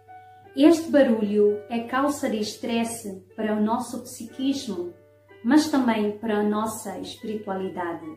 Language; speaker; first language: Portuguese; non-native, fluent; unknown